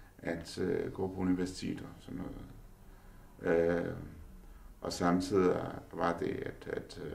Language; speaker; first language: Danish; non-native, fluent; Urdu